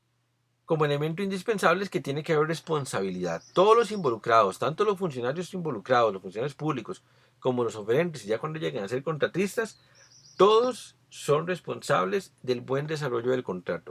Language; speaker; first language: Spanish; native; Spanish